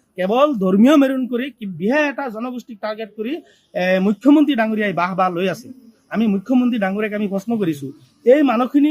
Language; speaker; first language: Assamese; non-native, local second language; Bangla